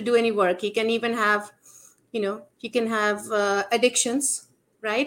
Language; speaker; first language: English; non-native, local second language; Bangla